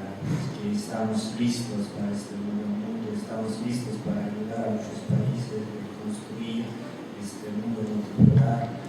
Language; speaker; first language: Spanish; non-native, fluent; Russian